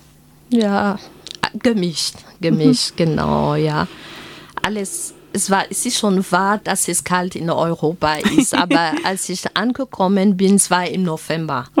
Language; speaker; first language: German; non-native, fluent; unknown